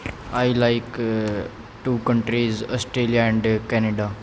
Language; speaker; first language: English; non-native, learner; Haryanvi